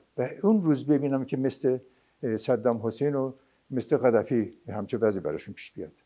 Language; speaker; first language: Persian; non-native, local second language; Azerbaijani